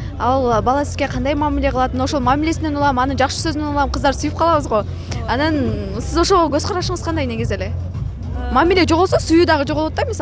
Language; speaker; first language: Kyrgyz; native; Kyrgyz